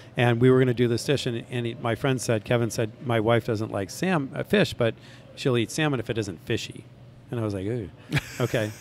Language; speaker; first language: English; native; English